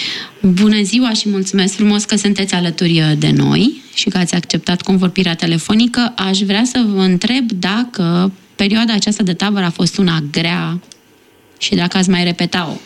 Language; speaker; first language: Romanian; native; Romanian